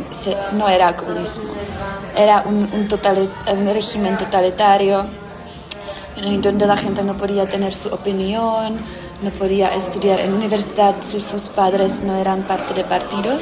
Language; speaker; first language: Spanish; non-native, fluent; Czech